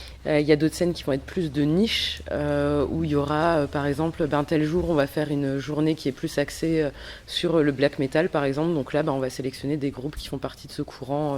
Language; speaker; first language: French; native; French